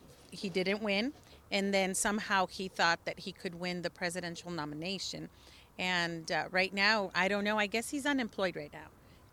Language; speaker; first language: English; early bilingual, other home language; Spanish